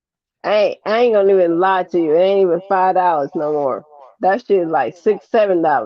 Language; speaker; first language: English; native; English